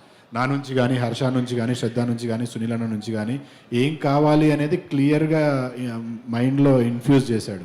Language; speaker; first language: Telugu; native; Telugu